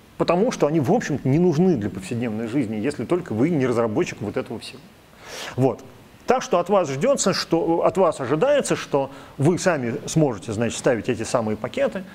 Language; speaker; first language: Russian; native; Russian